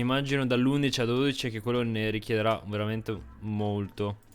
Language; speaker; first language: Italian; native; Italian